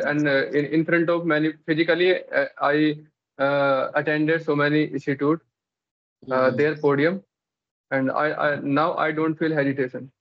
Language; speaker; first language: English; non-native, local second language; Hindi